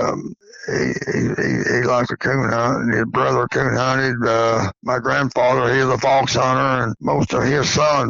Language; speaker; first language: English; native; English